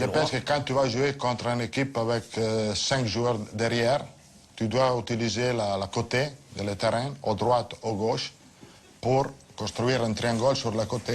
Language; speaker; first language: French; non-native, fluent; Italian